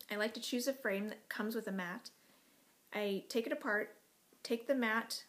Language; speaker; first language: English; native; English